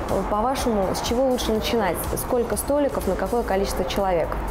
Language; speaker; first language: Russian; native; Russian